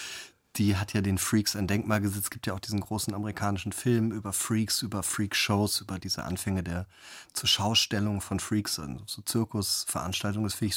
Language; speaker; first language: German; native; German